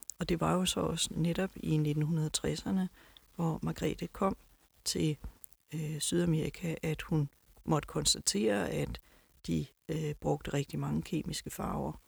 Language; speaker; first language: Danish; native; Danish